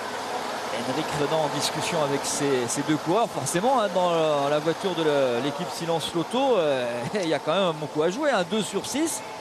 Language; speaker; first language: French; native; French